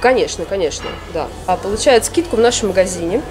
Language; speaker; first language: Russian; native; Russian